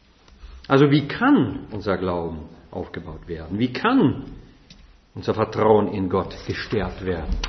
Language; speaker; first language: German; non-native, fluent; English